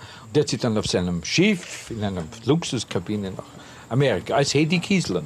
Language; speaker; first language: German; native; German